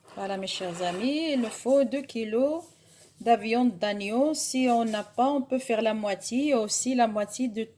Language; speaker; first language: French; non-native, local second language; Arabic